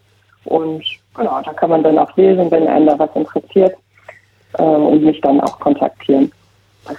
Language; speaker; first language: German; native; German